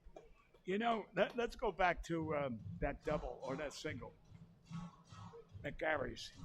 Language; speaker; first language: English; native; English